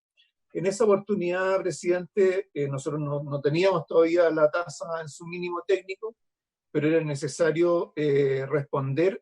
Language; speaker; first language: Spanish; native; Spanish